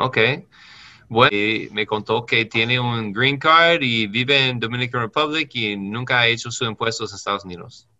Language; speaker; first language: Spanish; non-native, learner; English